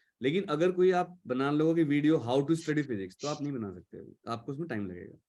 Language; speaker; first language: Hindi; native; Hindi